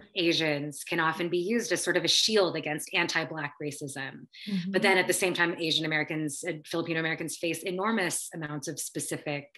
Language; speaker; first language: English; early bilingual, other home language; Filipino